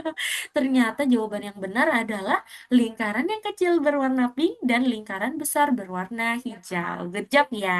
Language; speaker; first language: Indonesian; native; Indonesian